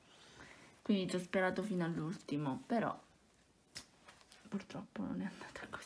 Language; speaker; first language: Italian; native; Italian